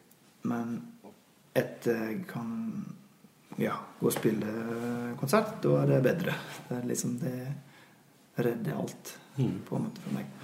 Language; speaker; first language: Norwegian; non-native, fluent; English